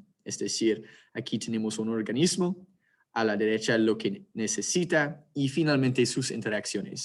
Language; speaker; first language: Spanish; non-native, fluent; English